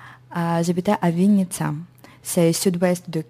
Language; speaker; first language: French; non-native, learner; Ukrainian